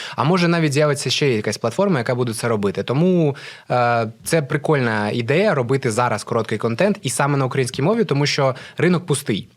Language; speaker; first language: Ukrainian; non-native, local second language; Russian